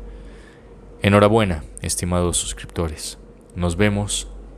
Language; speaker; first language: Spanish; native; Spanish